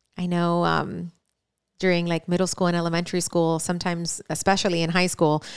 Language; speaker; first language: English; early bilingual, other home language; Spanish